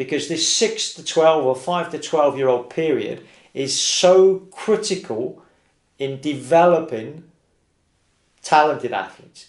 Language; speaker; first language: English; native; English